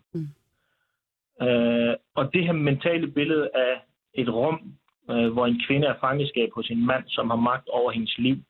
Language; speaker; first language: Danish; early bilingual, other home language; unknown